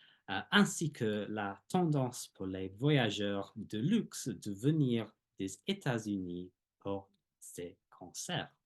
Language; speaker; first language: French; non-native, fluent; English